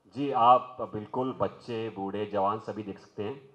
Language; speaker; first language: Hindi; native; Hindi